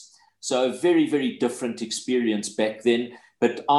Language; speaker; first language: English; native; English